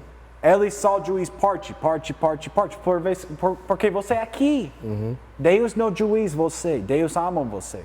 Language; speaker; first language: Portuguese; non-native, learner; English